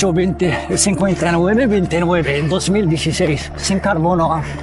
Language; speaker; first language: Spanish; non-native, fluent; Arabic